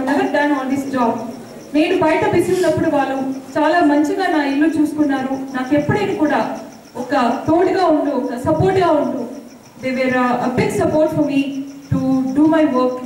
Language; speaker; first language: Telugu; native; Telugu